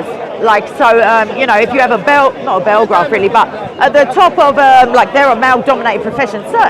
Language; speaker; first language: English; native; English